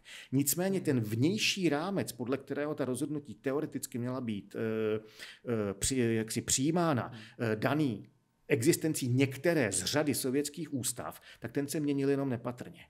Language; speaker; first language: Czech; native; Czech